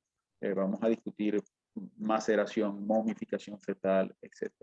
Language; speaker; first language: Spanish; native; Spanish